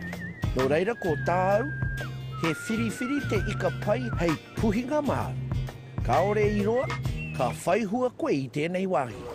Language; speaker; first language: Māori; non-native, local second language; English